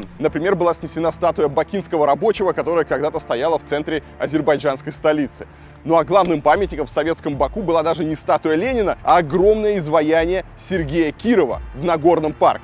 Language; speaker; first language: Russian; native; Russian